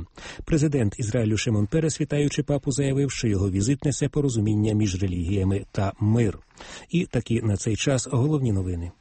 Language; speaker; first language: Ukrainian; native; Ukrainian